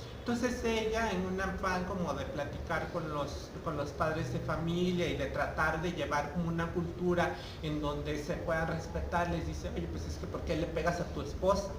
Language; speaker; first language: Spanish; non-native, local second language; Nahuatl languages